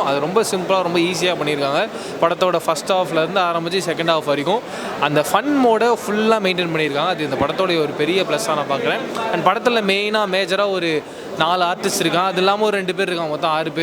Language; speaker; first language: Tamil; native; Tamil